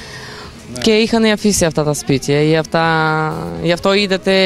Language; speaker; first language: Greek; non-native, fluent; Bulgarian